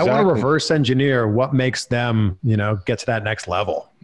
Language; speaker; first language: English; native; English